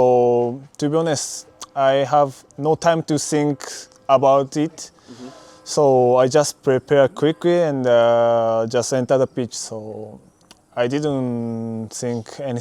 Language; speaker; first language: English; non-native, learner; Japanese